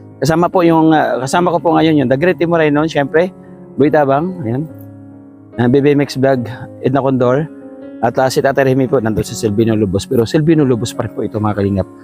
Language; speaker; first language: Filipino; non-native, local second language; Waray